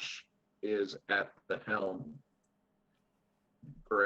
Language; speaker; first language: English; native; English